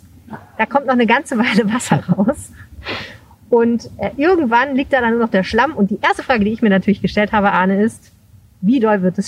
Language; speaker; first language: German; native; German